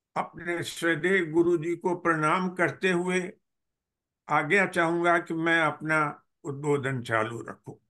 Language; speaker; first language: Hindi; native; Hindi